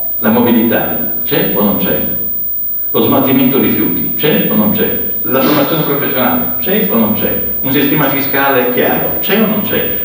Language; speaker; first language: Italian; native; Italian